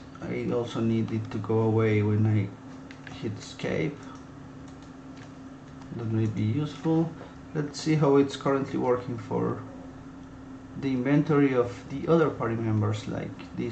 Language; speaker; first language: English; non-native, fluent; Spanish